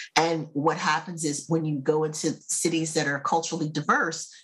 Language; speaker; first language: English; native; English